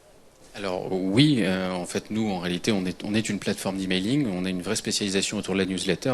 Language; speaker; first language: French; native; French